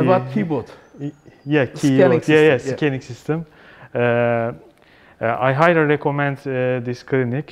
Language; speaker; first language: English; non-native, fluent; Turkish